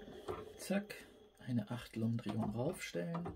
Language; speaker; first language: German; native; German